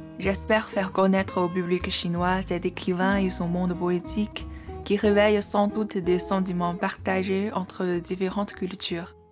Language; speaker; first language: French; non-native, fluent; Chinese